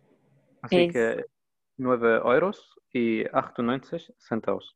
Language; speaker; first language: Spanish; non-native, learner; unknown